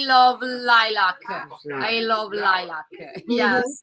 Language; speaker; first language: English; non-native, learner; Italian